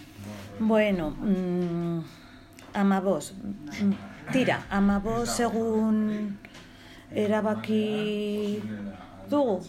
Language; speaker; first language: Basque; non-native, learner; Spanish